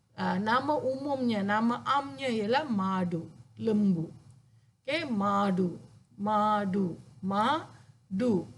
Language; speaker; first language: Malay; non-native, local second language; Tamil